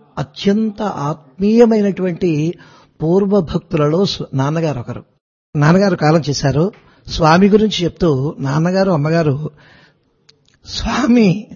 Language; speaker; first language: Telugu; native; Telugu